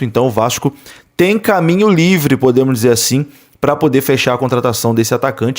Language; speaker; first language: Portuguese; native; Portuguese